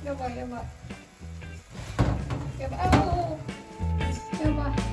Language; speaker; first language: Korean; non-native, learner; Japanese